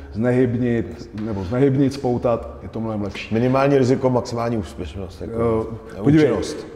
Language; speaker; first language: Czech; native; Czech